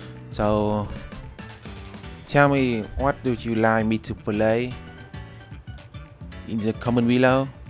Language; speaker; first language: English; non-native, learner; Vietnamese